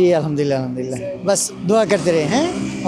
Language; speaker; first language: Hindi; non-native, learner; Bangla